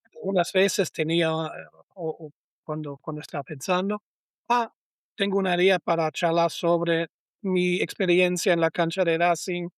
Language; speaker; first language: Spanish; non-native, learner; German